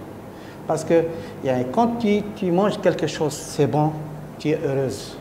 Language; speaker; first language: French; non-native, learner; Arabic